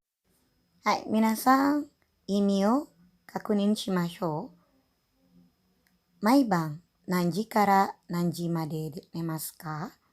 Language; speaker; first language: Japanese; non-native, fluent; Indonesian